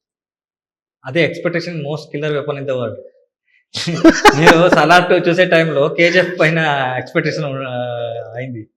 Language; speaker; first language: Telugu; non-native, learner; Kannada